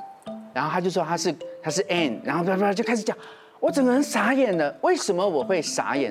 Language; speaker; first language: Chinese; native; Chinese